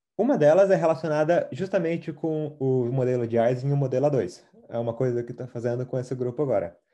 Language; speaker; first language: Portuguese; native; Portuguese